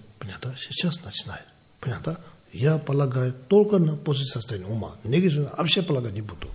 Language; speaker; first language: Russian; non-native, learner; Tibetan